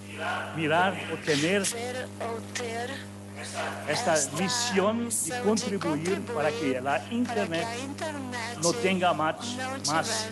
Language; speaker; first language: Portuguese; early bilingual, other home language; German